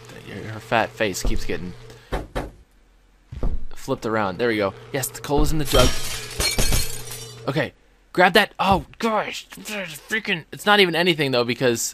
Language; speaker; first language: English; native; English